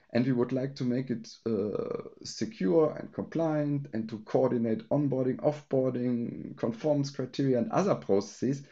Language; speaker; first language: English; non-native, fluent; German